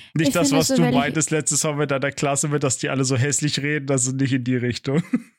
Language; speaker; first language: German; native; German